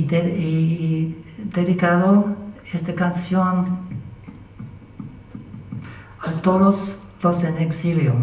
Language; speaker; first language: Spanish; non-native, learner; English